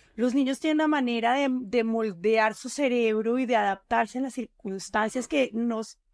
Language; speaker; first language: Spanish; native; Spanish